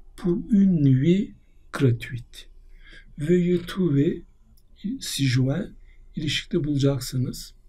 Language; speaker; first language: French; non-native, fluent; Turkish